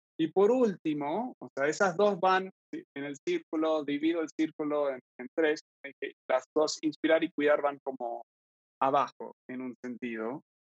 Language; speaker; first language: Spanish; early bilingual, other home language; English